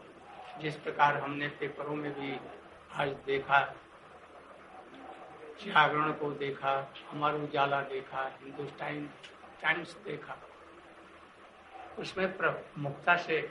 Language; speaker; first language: Hindi; native; Hindi